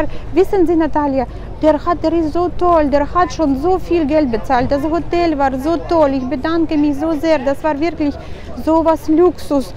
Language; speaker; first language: German; non-native, fluent; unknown